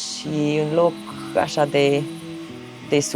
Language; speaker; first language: Romanian; non-native, fluent; German